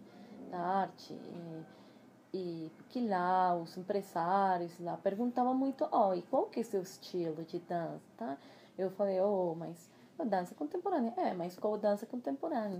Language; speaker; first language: Portuguese; non-native, fluent; Spanish